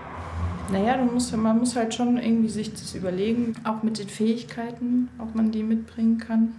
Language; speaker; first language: German; native; German